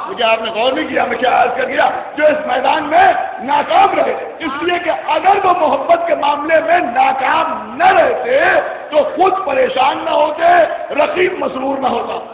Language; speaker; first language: Urdu; native; Urdu